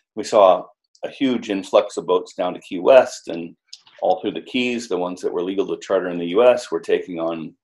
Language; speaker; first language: English; native; English